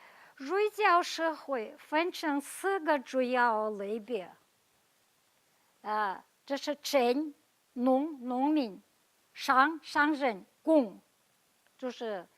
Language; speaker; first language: Chinese; non-native, fluent; Kazakh